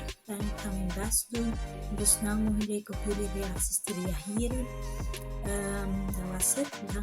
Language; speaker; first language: Dutch; non-native, fluent; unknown